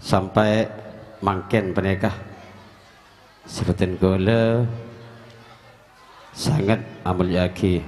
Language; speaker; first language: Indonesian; non-native, local second language; Madurese